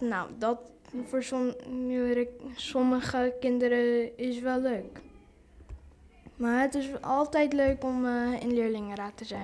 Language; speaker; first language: Dutch; early bilingual, other home language; English